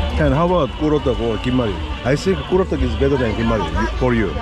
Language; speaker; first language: English; non-native, learner; Korean